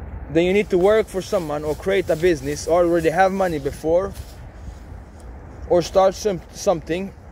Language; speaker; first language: English; non-native, fluent; Swedish